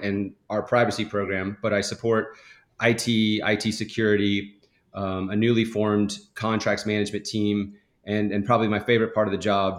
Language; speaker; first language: English; native; English